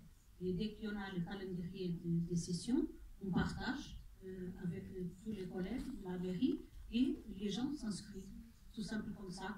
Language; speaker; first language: French; non-native, fluent; Portuguese